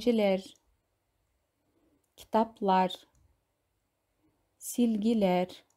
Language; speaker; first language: Turkish; non-native, fluent; Kazakh